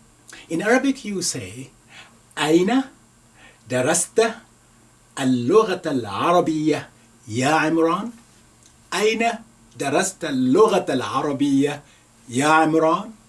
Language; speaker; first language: Arabic; non-native, fluent; Yoruba